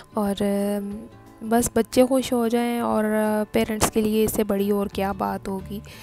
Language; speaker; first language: Urdu; non-native, local second language; Punjabi